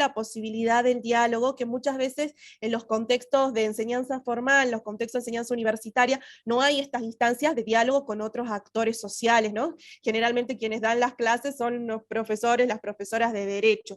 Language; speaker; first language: Spanish; native; Spanish